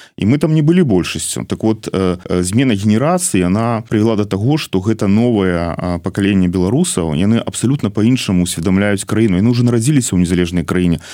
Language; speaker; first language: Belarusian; non-native, local second language; Russian